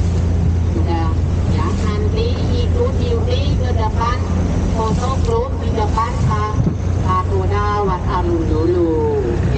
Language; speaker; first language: Indonesian; non-native, fluent; Thai